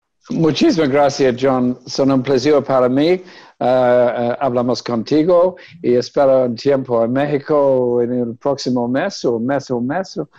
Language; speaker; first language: Spanish; non-native, learner; English